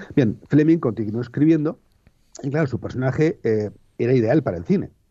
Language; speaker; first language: Spanish; native; Spanish